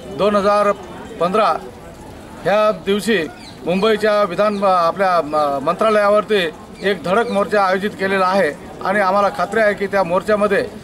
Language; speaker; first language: Marathi; non-native, local second language; Kukna